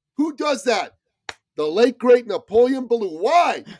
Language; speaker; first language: English; early bilingual, other home language; Persian